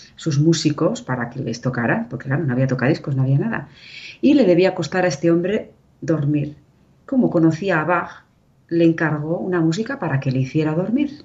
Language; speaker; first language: Spanish; native; Spanish